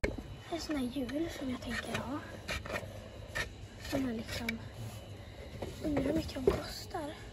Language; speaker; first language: Swedish; native; Swedish